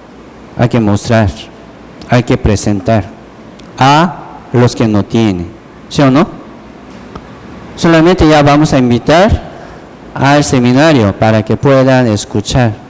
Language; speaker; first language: Spanish; non-native, learner; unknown